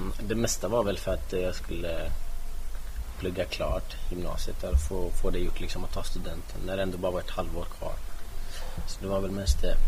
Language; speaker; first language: Swedish; early bilingual, other home language; Bosnian